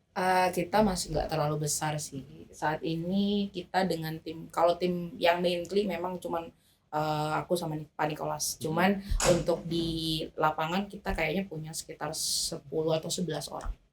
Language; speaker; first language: Indonesian; native; Indonesian